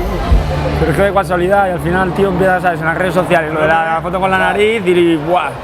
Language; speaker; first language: Spanish; native; Spanish